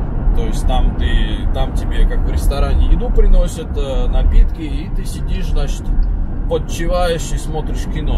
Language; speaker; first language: Russian; native; Russian